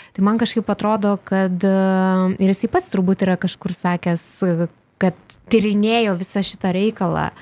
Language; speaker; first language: Lithuanian; native; Lithuanian